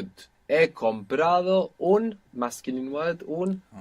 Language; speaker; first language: Spanish; non-native, fluent; English